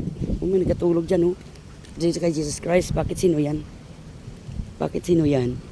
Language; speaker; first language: Filipino; non-native, local second language; Hiligaynon